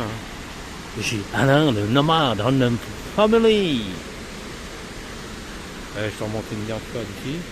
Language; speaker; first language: French; native; French